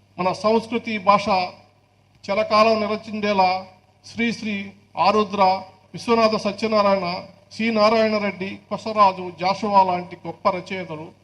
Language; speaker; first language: Telugu; native; Telugu